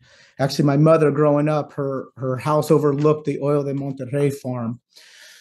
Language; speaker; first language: English; native; English